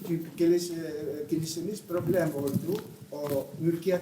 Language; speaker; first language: Turkish; non-native, learner; Italian